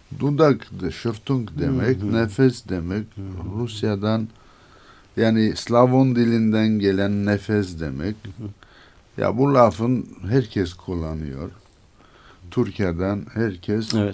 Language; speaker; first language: Turkish; non-native, learner; Armenian